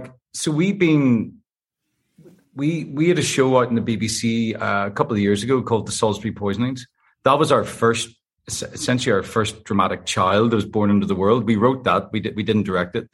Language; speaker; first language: English; native; English